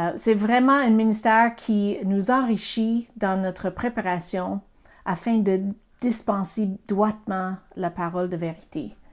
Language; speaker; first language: French; non-native, fluent; English